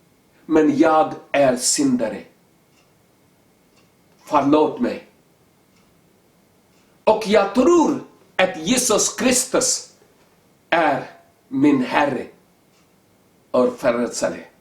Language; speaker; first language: Swedish; non-native, learner; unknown